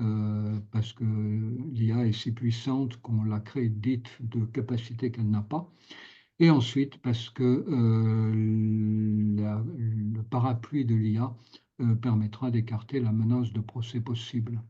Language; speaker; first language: French; native; French